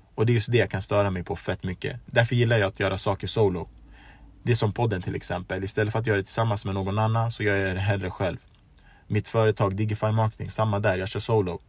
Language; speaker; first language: Swedish; early bilingual, other home language; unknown